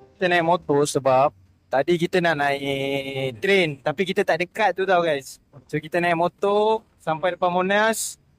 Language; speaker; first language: Malay; native; Malay